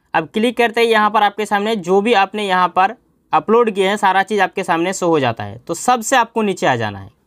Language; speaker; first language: Hindi; native; Hindi